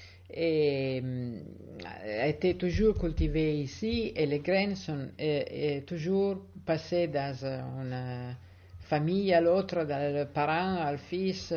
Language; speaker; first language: French; non-native, fluent; Italian